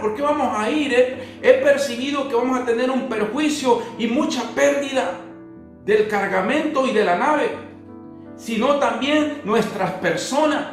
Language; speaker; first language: Spanish; native; Spanish